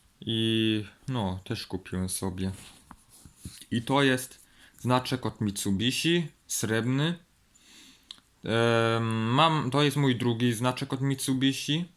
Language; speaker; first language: Polish; early bilingual, heritage; Polish